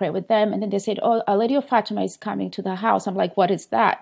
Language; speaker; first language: English; non-native, local second language; Ganda